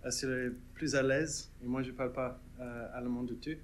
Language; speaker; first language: French; non-native, fluent; English